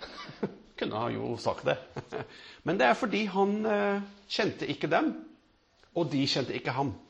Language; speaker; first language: Norwegian; non-native, fluent; English